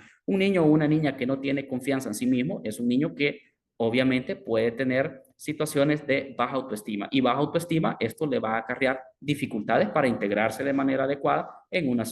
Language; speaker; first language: Spanish; native; Spanish